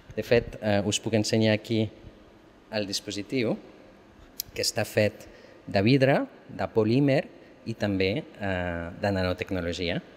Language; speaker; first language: Catalan; non-native, fluent; French